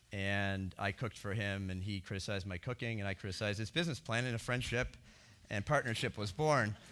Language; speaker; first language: English; native; English